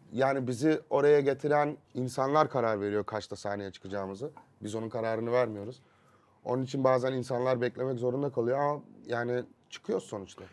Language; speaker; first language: Turkish; early bilingual, heritage; Turkish